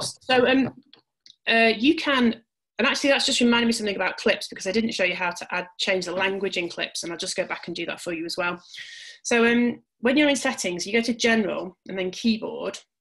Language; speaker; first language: English; native; English